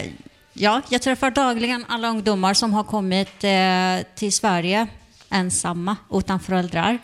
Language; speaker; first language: Swedish; non-native, fluent; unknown